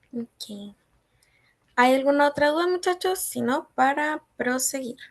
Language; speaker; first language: Spanish; native; Spanish